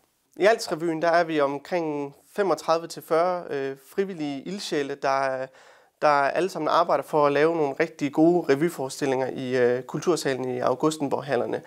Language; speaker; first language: Danish; native; Danish